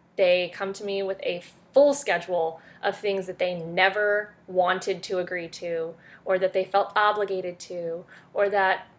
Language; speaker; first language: English; early bilingual, other home language; French